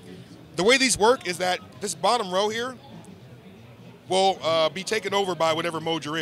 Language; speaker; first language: English; native; English